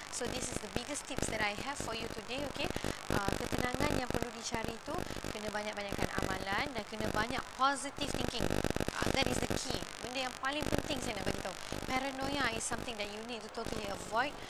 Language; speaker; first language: English; non-native, local second language; Malay